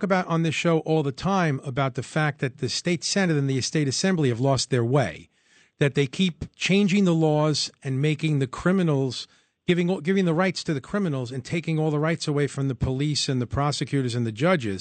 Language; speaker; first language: English; native; English